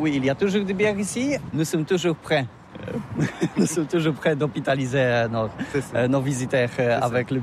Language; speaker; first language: French; non-native, learner; Polish